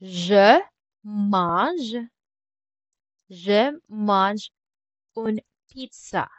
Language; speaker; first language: French; non-native, fluent; Filipino